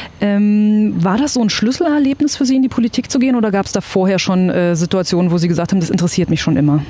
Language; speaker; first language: German; native; German